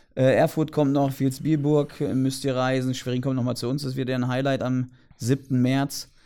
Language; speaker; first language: German; native; German